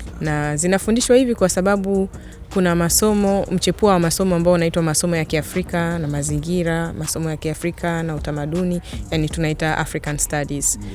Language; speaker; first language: Swahili; native; Swahili